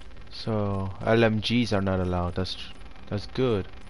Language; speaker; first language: English; non-native, fluent; Spanish